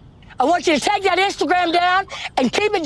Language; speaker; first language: English; native; English